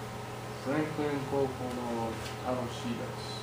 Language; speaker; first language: Japanese; non-native, learner; English